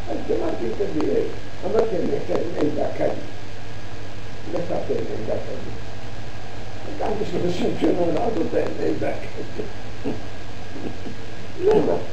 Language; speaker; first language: Hebrew; early bilingual, other home language; Arabic